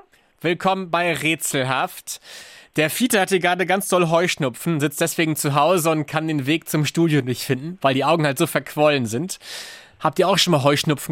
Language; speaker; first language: German; native; German